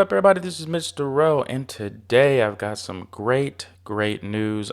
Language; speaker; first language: English; native; English